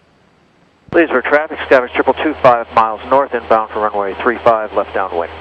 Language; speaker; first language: English; native; English